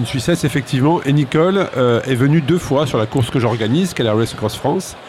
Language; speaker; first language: French; native; French